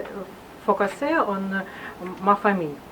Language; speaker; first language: French; non-native, learner; Russian